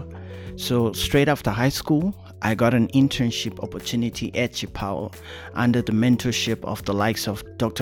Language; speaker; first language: English; non-native, local second language; Shona